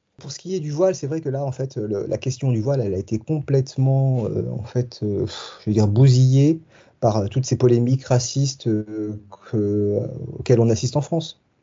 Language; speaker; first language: French; early bilingual, other home language; Tachelhit